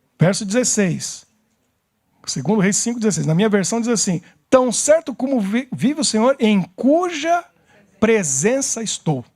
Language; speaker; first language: Portuguese; native; Portuguese